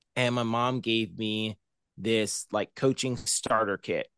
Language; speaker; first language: English; native; English